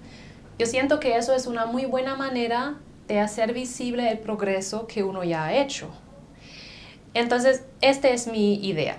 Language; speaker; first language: Spanish; non-native, fluent; German